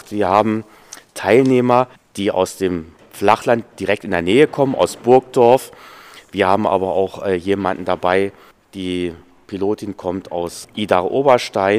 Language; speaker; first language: German; native; German